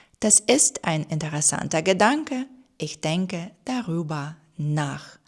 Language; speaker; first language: German; non-native, fluent; Ukrainian